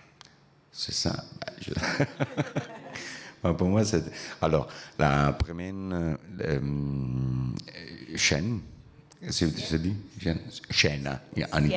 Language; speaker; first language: French; non-native, learner; Italian